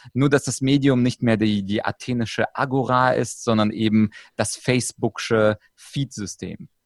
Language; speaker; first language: German; early bilingual, other home language; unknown